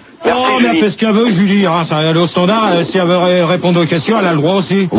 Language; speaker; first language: French; native; French